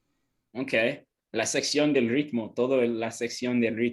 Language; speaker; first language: Spanish; non-native, learner; English